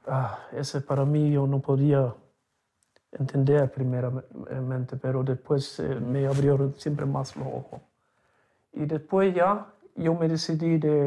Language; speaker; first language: Spanish; non-native, local second language; German